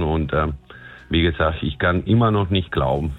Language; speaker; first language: German; non-native, fluent; Spanish